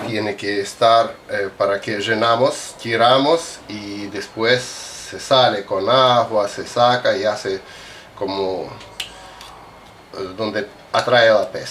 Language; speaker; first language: Spanish; non-native, fluent; Russian